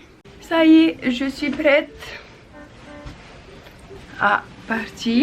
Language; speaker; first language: French; native; French